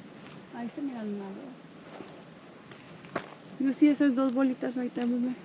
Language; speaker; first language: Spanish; early bilingual, other home language; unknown